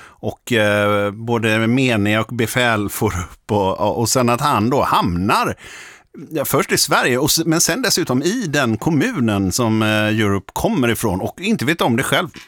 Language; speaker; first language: Swedish; native; Swedish